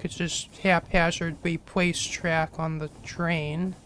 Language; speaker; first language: English; native; English